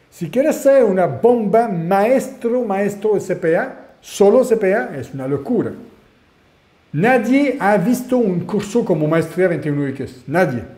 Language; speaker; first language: Spanish; non-native, fluent; French